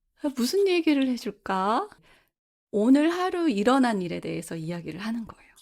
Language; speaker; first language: Korean; native; Korean